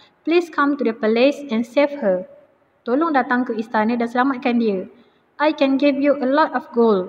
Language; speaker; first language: English; non-native, local second language; Malay